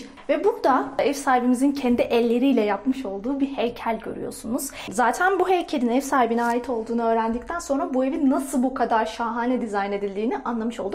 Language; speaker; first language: Turkish; native; Turkish